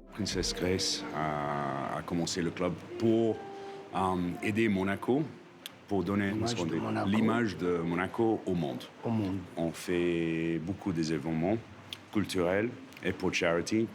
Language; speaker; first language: French; non-native, learner; English